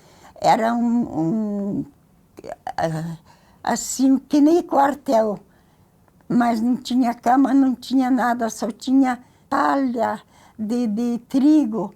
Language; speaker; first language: Portuguese; early bilingual, other home language; Ukrainian